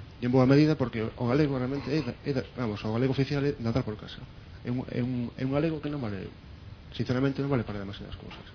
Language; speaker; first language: Galician; non-native, local second language; Spanish